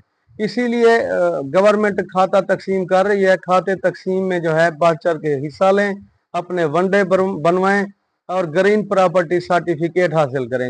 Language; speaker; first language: Hindi; non-native, local second language; Punjabi